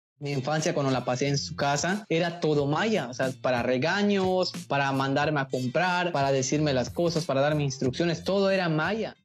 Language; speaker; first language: Spanish; non-native, local second language; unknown